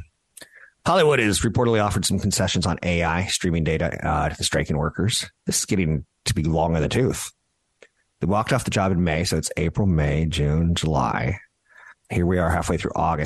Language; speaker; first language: English; native; English